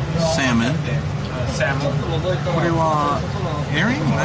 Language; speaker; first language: Japanese; non-native, learner; English